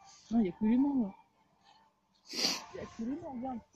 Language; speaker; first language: French; native; French